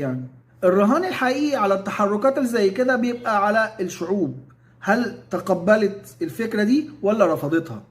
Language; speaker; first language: Arabic; native; Arabic